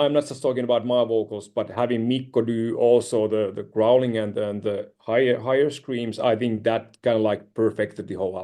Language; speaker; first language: English; non-native, fluent; Finnish